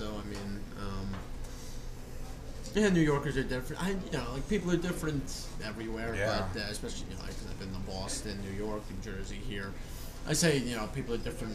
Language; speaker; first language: English; native; English